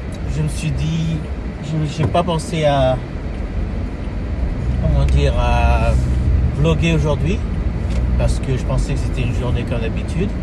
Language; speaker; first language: French; early bilingual, heritage; French